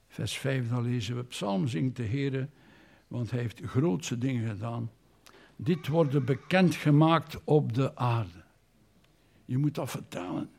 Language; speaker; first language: Dutch; native; Dutch